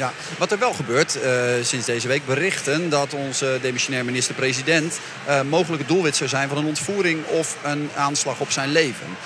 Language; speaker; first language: Dutch; native; Dutch